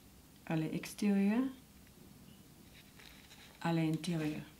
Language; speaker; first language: French; non-native, learner; English